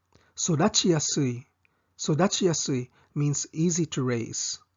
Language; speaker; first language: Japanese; non-native, fluent; English